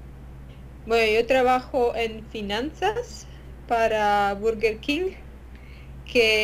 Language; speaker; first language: Spanish; non-native, fluent; Latvian